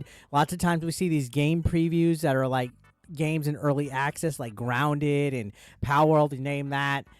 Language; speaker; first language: English; native; English